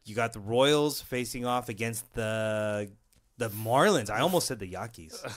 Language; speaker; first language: English; native; English